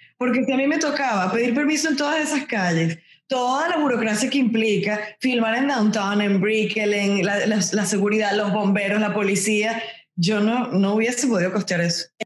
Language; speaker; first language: Spanish; native; Spanish